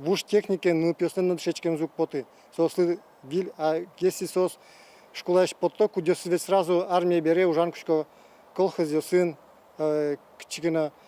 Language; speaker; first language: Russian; non-native, local second language; Udmurt